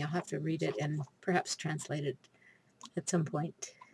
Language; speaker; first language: English; native; English